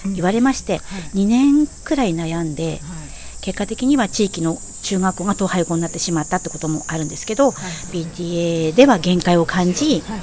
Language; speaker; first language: Japanese; native; Japanese